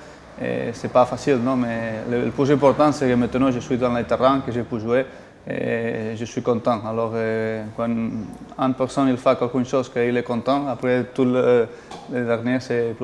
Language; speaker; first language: French; non-native, fluent; Spanish